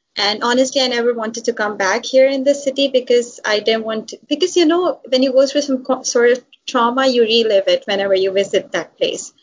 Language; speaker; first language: English; non-native, local second language; Urdu